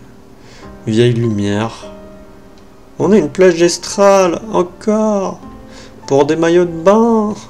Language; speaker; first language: French; native; French